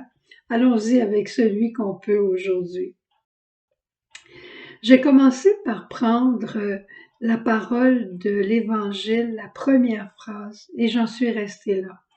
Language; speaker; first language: French; native; French